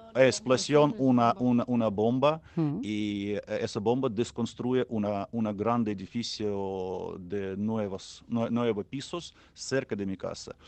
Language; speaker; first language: Spanish; non-native, learner; Ukrainian